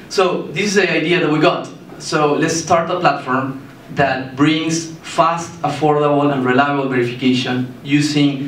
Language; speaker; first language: English; non-native, fluent; Spanish